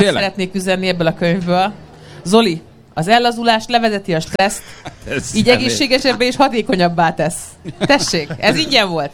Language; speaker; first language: Hungarian; native; Hungarian